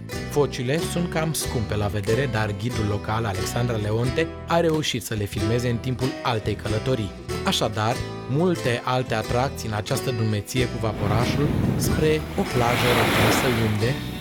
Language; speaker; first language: Romanian; native; Romanian